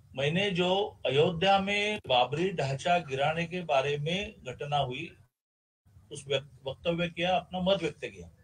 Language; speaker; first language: Hindi; non-native, local second language; Marathi